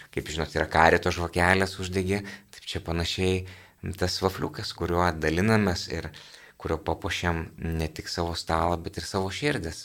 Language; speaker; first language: Lithuanian; native; Lithuanian